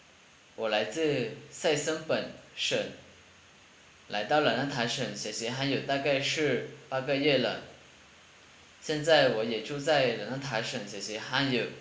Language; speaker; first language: Chinese; non-native, learner; Lao